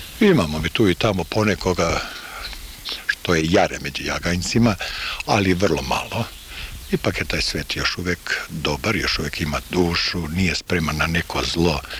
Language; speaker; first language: Serbian; native; Serbian